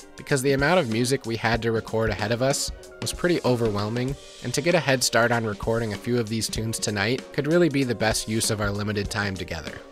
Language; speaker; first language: English; native; English